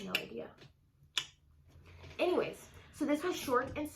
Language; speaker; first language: English; native; English